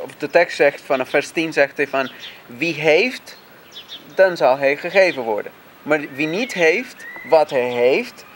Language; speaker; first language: Dutch; non-native, fluent; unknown